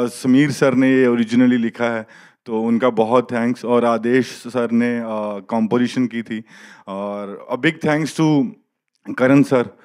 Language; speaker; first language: Hindi; native; Hindi